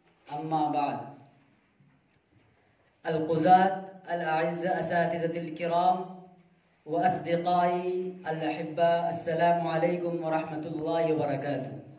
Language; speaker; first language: Arabic; non-native, learner; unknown